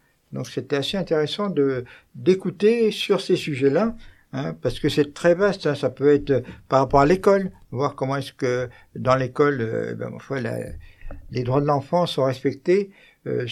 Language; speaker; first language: French; native; French